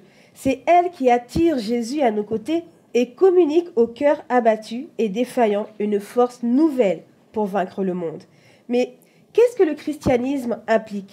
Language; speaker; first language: French; native; French